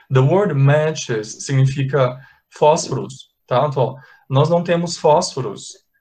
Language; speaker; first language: Portuguese; native; Portuguese